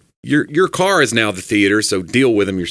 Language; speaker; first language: English; native; English